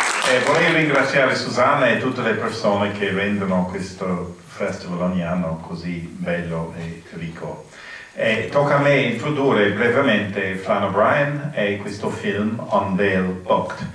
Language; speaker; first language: Italian; non-native, fluent; English